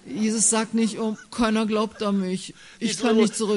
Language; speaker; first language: German; native; German